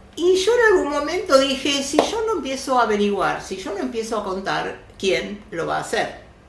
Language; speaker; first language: Spanish; early bilingual, other home language; Yiddish